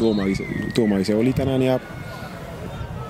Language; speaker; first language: Finnish; non-native, learner; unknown